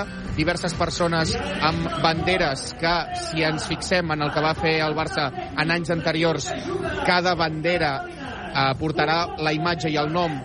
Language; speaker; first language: Catalan; native; Catalan